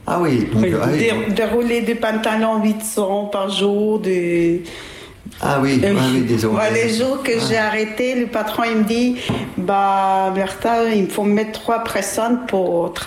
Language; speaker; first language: French; non-native, learner; Albanian